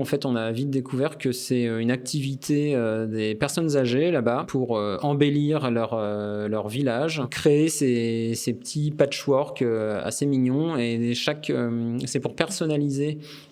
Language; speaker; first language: French; native; French